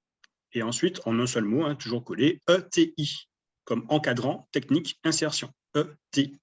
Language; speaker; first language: French; native; French